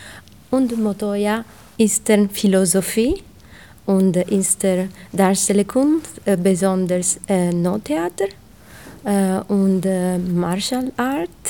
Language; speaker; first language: German; non-native, learner; Italian